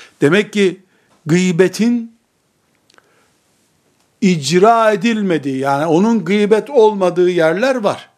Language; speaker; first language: Turkish; native; Turkish